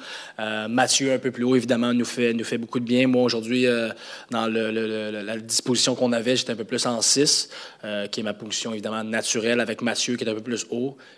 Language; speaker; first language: French; native; French